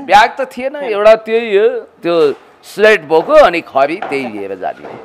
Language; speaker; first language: Nepali; native; Nepali